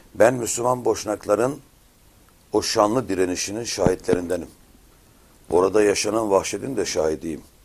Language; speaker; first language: Turkish; native; Turkish